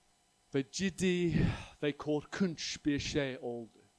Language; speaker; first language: Turkish; non-native, fluent; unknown